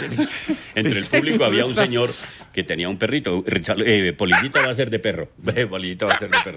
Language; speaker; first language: Spanish; native; Spanish